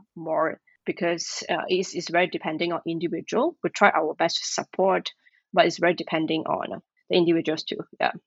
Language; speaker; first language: English; non-native, local second language; Chinese